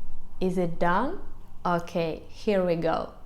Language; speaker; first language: English; non-native, fluent; Russian